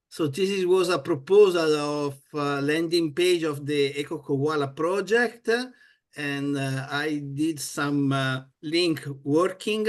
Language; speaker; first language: English; non-native, fluent; Italian